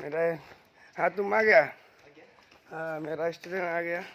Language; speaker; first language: Hindi; non-native, local second language; Assamese